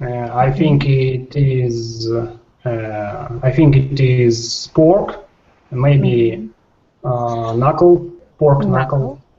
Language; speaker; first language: English; non-native, learner; Russian